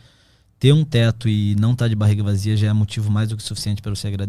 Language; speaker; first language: Portuguese; native; Portuguese